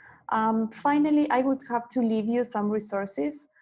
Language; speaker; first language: English; non-native, fluent; Spanish